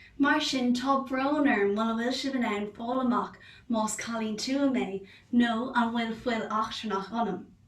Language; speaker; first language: Irish; non-native, local second language; English